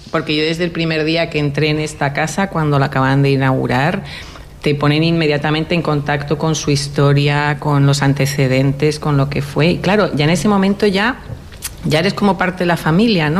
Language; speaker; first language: Spanish; native; Spanish